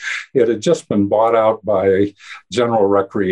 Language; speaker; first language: English; native; English